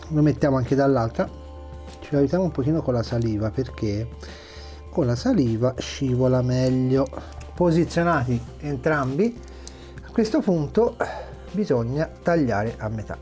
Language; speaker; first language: Italian; native; Italian